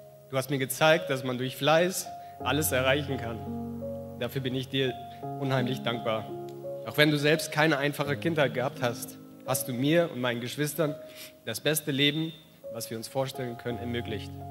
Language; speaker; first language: German; native; German